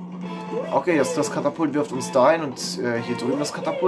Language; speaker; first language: German; native; German